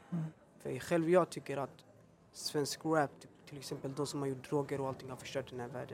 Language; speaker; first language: Swedish; early bilingual, other home language; Albanian